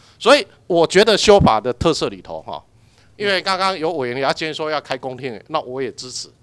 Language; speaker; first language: Chinese; native; Chinese